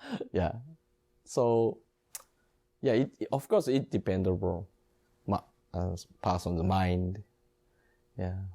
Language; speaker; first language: English; non-native, learner; Japanese